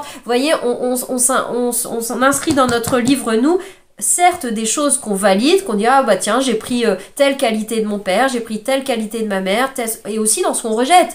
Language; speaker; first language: French; native; French